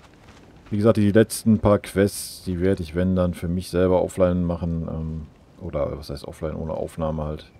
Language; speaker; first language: German; native; German